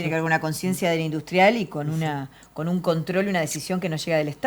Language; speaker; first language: Spanish; native; Spanish